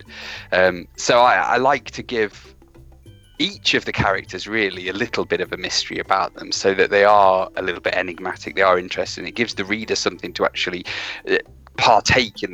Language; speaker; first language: English; native; English